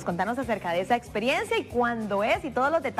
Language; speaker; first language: Spanish; native; Spanish